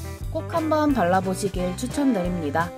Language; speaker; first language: Korean; native; Korean